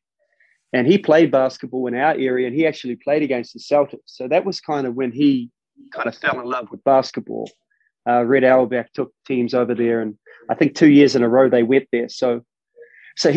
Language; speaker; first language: English; native; English